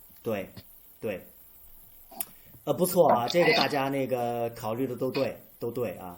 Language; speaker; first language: Chinese; native; Chinese